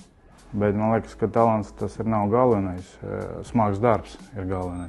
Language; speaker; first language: Latvian; non-native, local second language; Russian